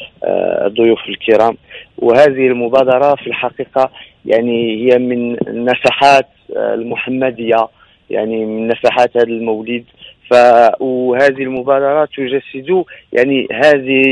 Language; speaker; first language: Arabic; non-native, fluent; French